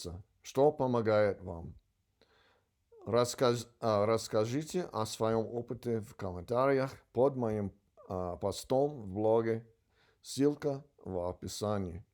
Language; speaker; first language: Russian; non-native, learner; English